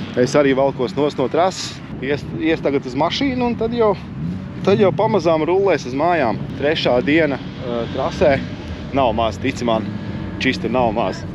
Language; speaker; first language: Latvian; native; Latvian